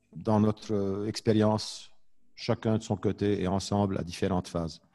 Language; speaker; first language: French; non-native, local second language; Arabic